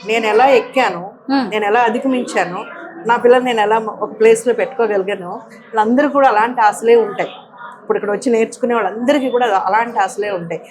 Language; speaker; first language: Telugu; native; Telugu